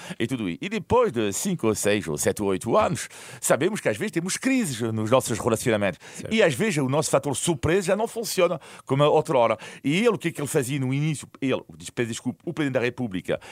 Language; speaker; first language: Portuguese; non-native, fluent; French